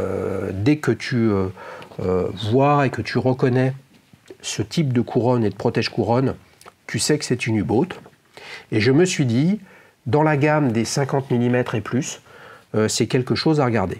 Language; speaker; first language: French; native; French